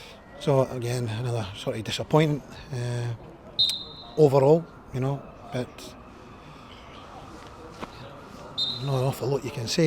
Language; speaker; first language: English; native; English